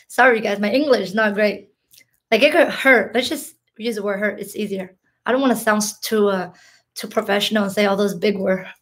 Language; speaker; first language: English; early bilingual, other home language; Hmong